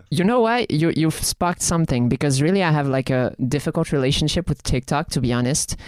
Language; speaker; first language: English; non-native, fluent; French